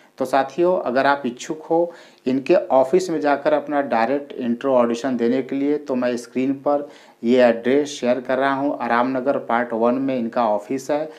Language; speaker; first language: Hindi; native; Hindi